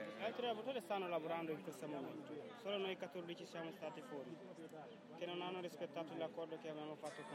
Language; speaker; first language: Italian; non-native, learner; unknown